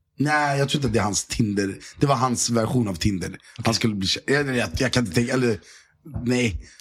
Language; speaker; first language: Swedish; early bilingual, other home language; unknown